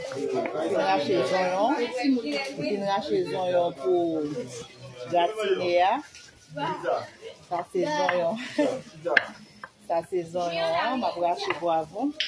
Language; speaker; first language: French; non-native, learner; Haitian Creole